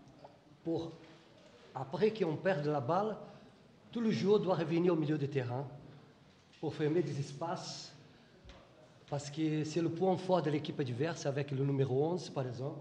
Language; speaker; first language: French; non-native, fluent; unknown